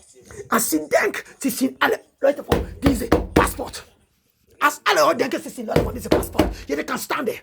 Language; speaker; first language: German; non-native, learner; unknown